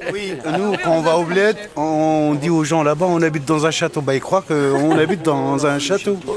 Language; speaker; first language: French; non-native, local second language; Arabic